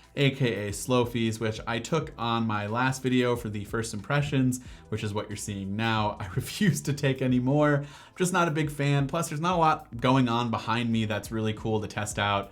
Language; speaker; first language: English; native; English